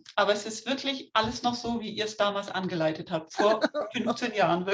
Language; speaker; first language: German; native; German